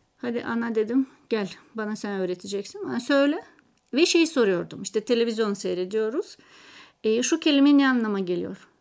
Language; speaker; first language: Turkish; non-native, fluent; Russian